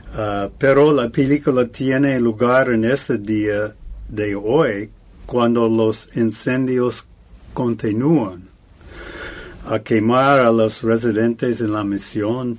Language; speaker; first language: Spanish; non-native, fluent; English